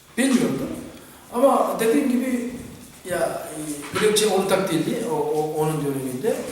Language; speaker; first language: Turkish; non-native, fluent; Korean